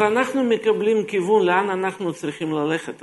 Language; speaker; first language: Hebrew; non-native, fluent; Russian